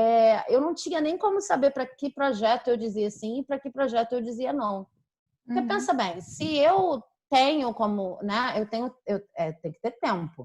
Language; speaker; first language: Portuguese; native; Portuguese